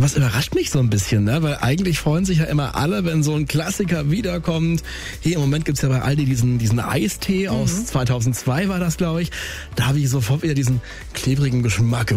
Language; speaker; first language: German; native; German